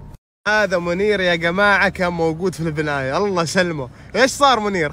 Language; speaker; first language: Arabic; native; Arabic